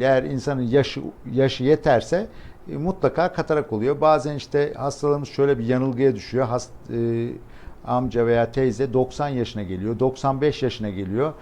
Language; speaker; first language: Turkish; native; Turkish